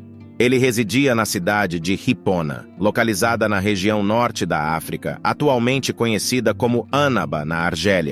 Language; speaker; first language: Portuguese; native; Portuguese